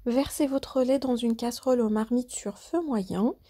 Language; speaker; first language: French; non-native, local second language; Arabic